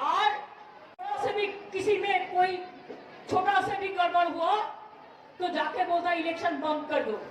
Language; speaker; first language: Hindi; non-native, local second language; Bangla